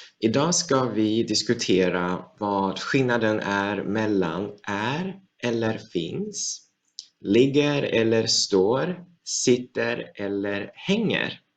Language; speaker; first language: Swedish; non-native, fluent; Chinese